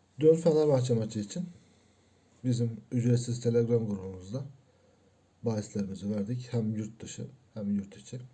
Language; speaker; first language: Turkish; native; Turkish